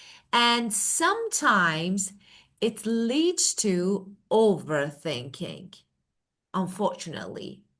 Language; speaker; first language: English; non-native, fluent; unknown